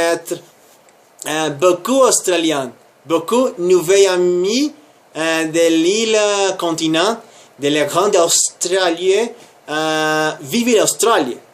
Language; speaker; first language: French; non-native, learner; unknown